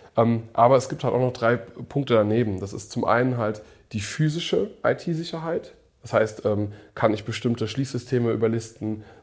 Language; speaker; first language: German; early bilingual, other home language; English